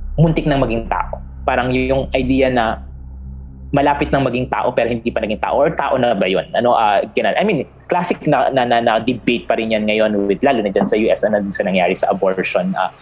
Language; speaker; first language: Filipino; native; Filipino